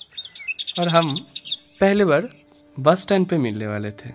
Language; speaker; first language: Hindi; non-native, local second language; Bangla